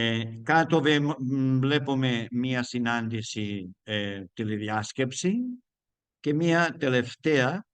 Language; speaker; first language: Greek; non-native, learner; Spanish